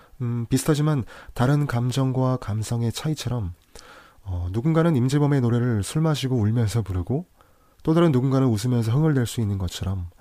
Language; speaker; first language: Korean; native; Korean